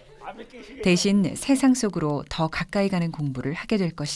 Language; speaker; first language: Korean; native; Korean